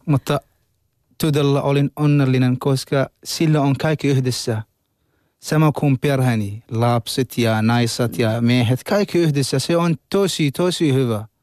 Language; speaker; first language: Finnish; non-native, learner; Arabic